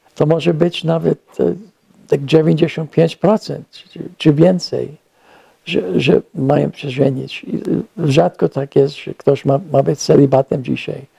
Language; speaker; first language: Polish; non-native, fluent; English